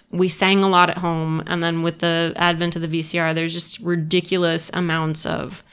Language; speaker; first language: English; native; English